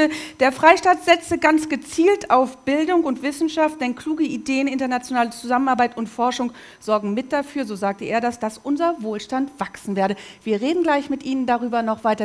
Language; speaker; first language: German; native; German